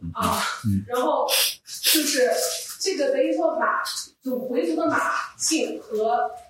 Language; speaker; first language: Chinese; non-native, local second language; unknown